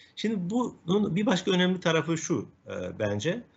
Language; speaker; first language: Turkish; native; Turkish